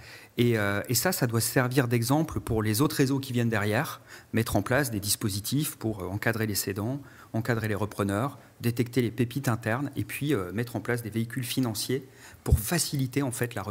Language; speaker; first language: French; native; French